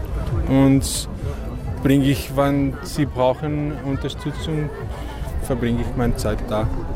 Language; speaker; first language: German; non-native, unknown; Portuguese